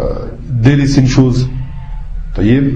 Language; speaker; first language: Arabic; non-native, fluent; French